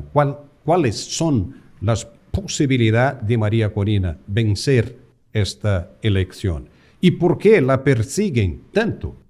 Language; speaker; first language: Spanish; non-native, fluent; Portuguese